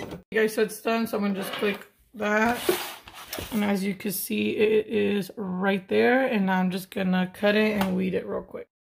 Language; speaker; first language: English; early bilingual, other home language; Spanish